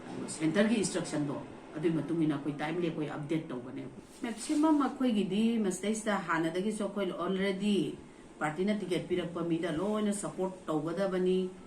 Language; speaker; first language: Manipuri; native; Manipuri